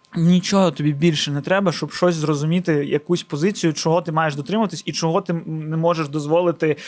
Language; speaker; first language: Ukrainian; non-native, local second language; Russian